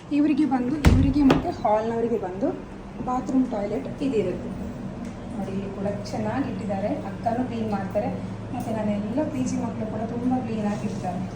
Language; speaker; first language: Kannada; non-native, local second language; Tulu